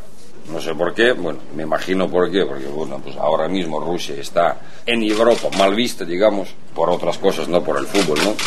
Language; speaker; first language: Spanish; non-native, fluent; Russian